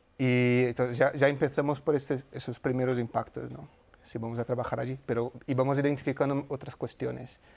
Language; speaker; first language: Spanish; non-native, fluent; Portuguese